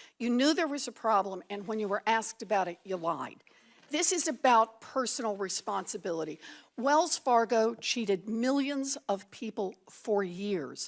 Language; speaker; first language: English; native; English